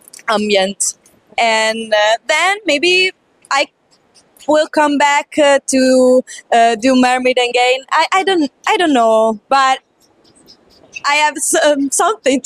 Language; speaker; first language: English; non-native, fluent; Italian